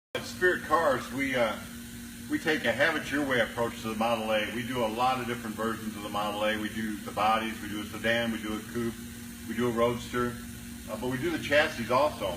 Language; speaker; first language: English; native; English